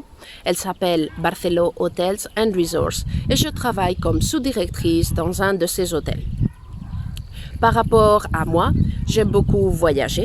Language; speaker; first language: French; non-native, fluent; Spanish